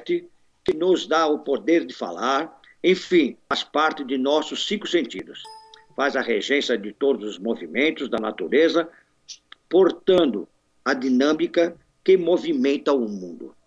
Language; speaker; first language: Portuguese; native; Portuguese